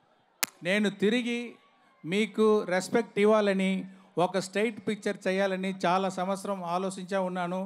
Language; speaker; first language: Telugu; non-native, local second language; Tamil